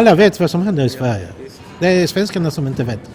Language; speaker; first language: Swedish; non-native, fluent; Polish